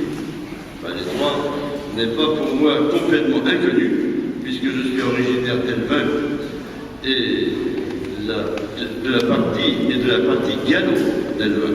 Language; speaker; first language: French; native; French